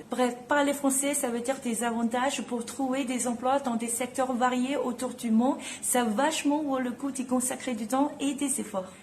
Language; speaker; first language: French; non-native, fluent; Chinese